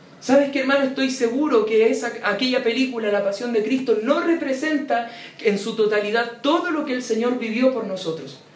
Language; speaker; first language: Spanish; native; Spanish